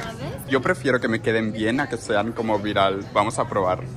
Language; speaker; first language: Spanish; native; Spanish